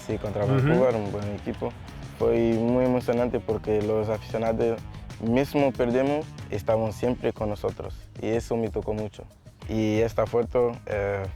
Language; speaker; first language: Spanish; non-native, learner; Portuguese